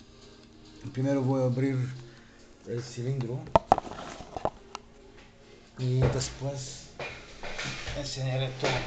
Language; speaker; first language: Spanish; non-native, fluent; Bulgarian